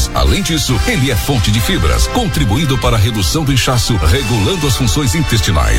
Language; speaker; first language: Portuguese; native; Portuguese